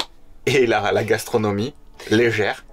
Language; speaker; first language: French; native; French